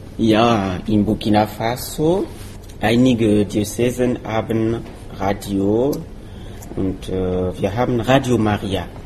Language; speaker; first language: German; non-native, learner; Mossi